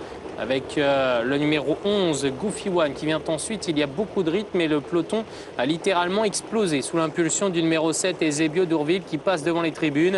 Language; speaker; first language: French; native; French